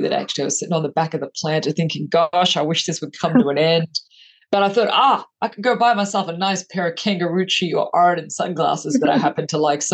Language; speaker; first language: English; native; English